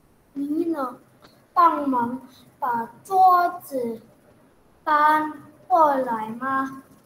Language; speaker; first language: Chinese; non-native, learner; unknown